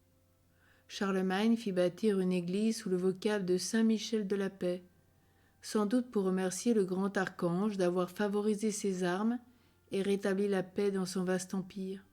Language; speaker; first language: French; native; French